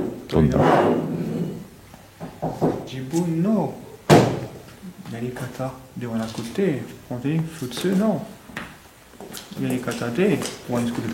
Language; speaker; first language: Japanese; non-native, fluent; French